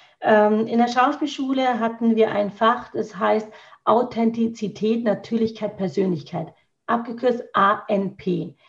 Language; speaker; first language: German; native; German